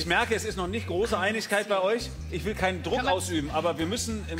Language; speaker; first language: German; native; German